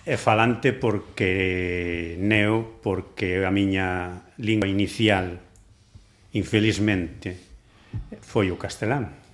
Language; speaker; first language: Galician; non-native, local second language; Spanish